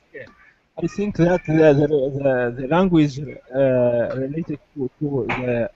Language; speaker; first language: English; non-native, learner; Arabic